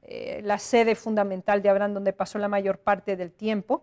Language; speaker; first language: Spanish; native; Spanish